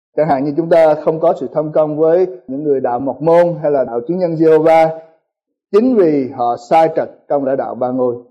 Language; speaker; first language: Vietnamese; early bilingual, heritage; Vietnamese